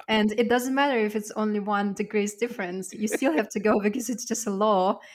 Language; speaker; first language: English; non-native, fluent; Russian